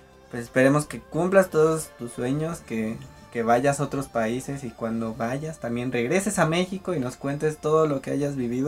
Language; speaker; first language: Spanish; native; Spanish